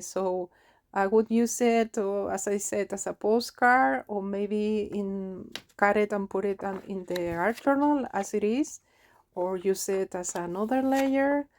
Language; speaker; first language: English; non-native, fluent; Spanish